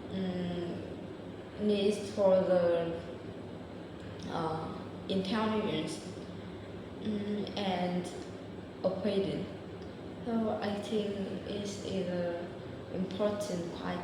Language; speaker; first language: English; non-native, learner; Vietnamese